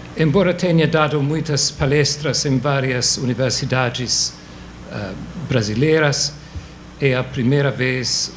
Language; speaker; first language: Portuguese; non-native, fluent; English